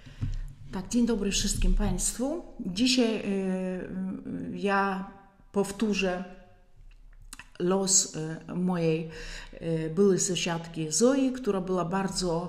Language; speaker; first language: Polish; non-native, fluent; Russian